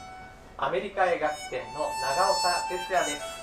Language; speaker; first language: Japanese; native; Japanese